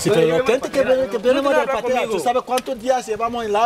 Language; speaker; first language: Spanish; non-native, learner; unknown